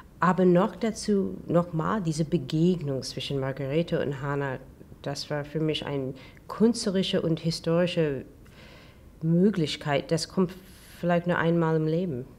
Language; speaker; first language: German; non-native, learner; English